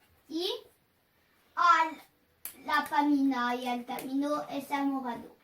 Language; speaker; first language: Catalan; non-native, local second language; French